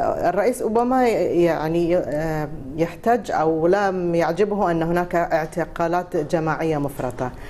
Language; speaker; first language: Arabic; native; Arabic